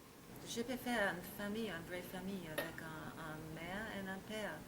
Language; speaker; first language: French; non-native, learner; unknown